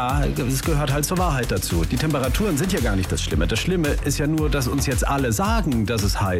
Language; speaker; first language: German; native; German